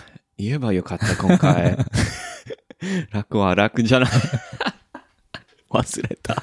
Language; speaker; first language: Japanese; non-native, learner; English